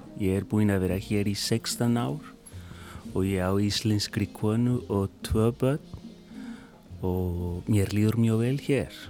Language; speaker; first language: Icelandic; non-native, fluent; Spanish